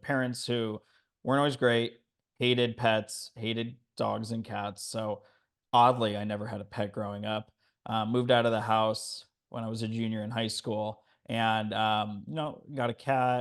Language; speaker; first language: English; native; English